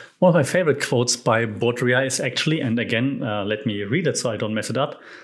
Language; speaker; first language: English; non-native, fluent; German